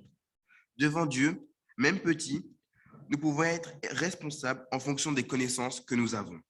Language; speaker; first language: French; native; French